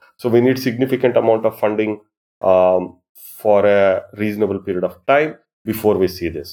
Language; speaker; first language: English; non-native, local second language; Kannada